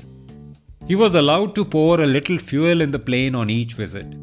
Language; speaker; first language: English; non-native, local second language; Hindi